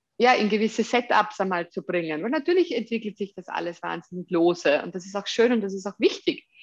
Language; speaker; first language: German; native; German